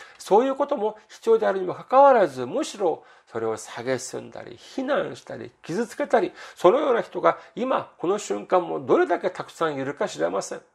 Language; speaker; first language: Japanese; non-native, fluent; Korean